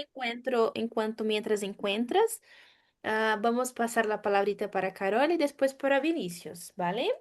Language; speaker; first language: Spanish; non-native, fluent; Portuguese